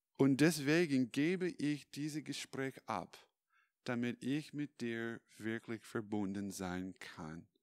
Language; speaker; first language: German; non-native, fluent; English